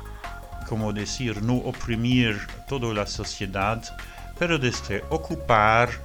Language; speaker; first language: Spanish; non-native, learner; French